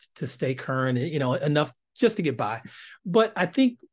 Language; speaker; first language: English; native; English